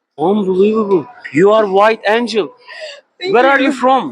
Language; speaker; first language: English; non-native, learner; Turkish